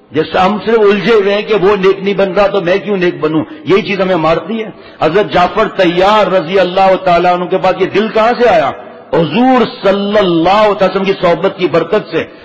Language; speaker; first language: Urdu; native; Urdu